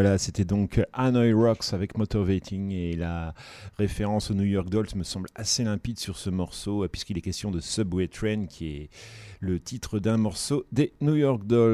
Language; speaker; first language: French; native; French